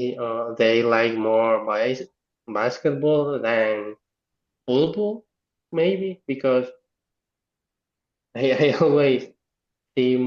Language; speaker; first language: English; non-native, learner; Spanish